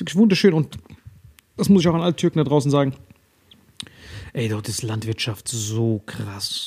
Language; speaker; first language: German; native; German